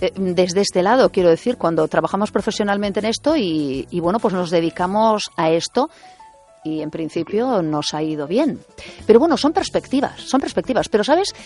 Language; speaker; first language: Spanish; native; Spanish